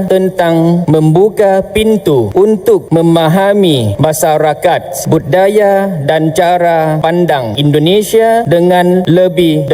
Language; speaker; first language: Indonesian; non-native, fluent; Lao